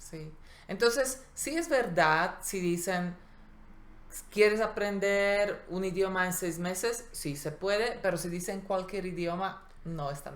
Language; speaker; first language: Spanish; non-native, fluent; Slovak